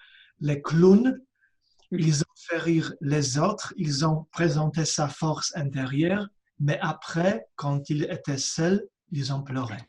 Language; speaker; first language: French; non-native, fluent; Polish